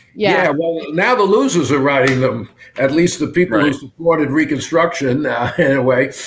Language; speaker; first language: English; native; English